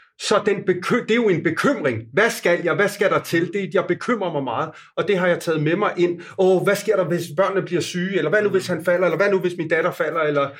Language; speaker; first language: Danish; non-native, fluent; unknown